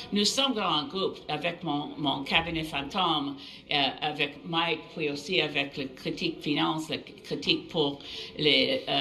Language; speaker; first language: French; non-native, learner; English